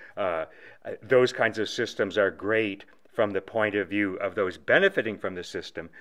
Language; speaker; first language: English; native; English